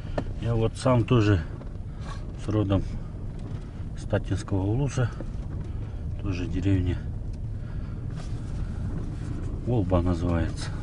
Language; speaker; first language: Russian; non-native, local second language; Yakut